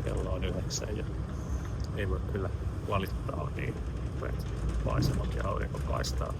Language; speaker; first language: Finnish; native; Finnish